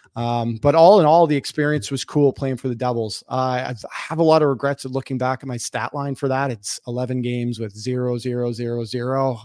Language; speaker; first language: English; native; English